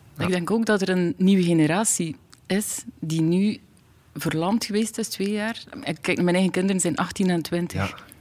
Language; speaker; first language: Dutch; native; Dutch